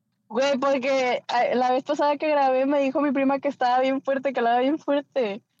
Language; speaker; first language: Spanish; early bilingual, heritage; Spanish